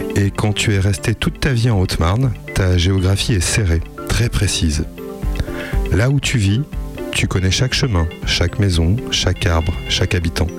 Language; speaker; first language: French; native; French